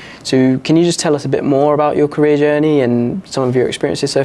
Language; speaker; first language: English; native; English